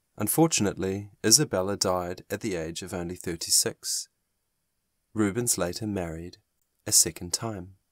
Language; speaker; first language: English; non-native, fluent; German